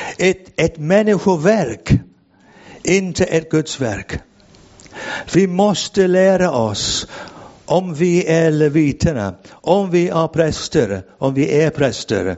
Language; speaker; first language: Swedish; non-native, fluent; English